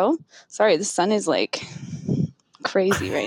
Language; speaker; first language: English; native; English